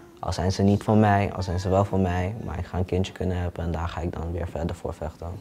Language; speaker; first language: Dutch; early bilingual, other home language; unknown